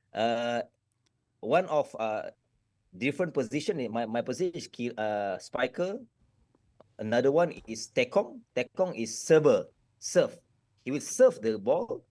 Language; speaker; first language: English; non-native, local second language; Malay